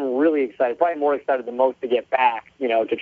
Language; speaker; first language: English; native; English